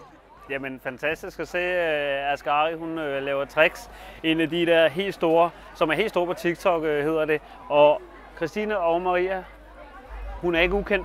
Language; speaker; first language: Danish; native; Danish